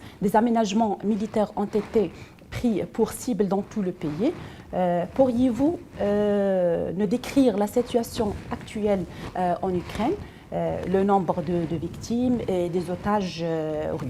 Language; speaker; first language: French; non-native, local second language; Arabic